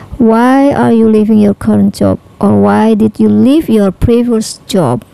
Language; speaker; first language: English; non-native, learner; Indonesian